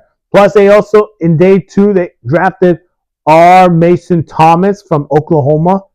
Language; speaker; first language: English; early bilingual, other home language; Spanish